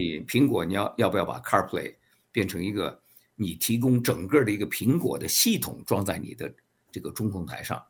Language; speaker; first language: Chinese; native; Chinese